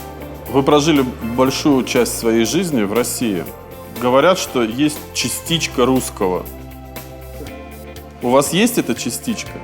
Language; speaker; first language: Russian; native; Russian